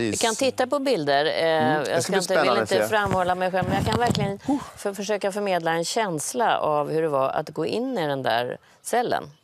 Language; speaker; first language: Swedish; native; Swedish